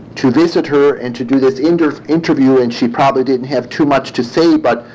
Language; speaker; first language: English; early bilingual, other home language; German